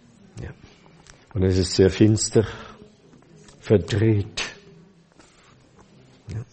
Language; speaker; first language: German; non-native, fluent; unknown